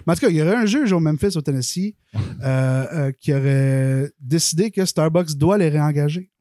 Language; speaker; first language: French; native; French